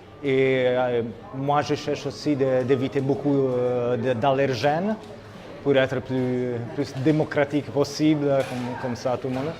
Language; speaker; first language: French; non-native, fluent; Italian